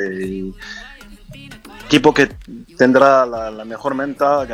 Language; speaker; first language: Spanish; non-native, fluent; French